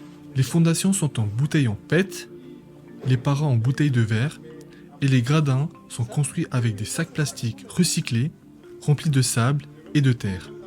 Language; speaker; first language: French; native; French